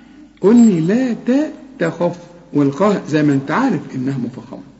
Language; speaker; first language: Arabic; native; Arabic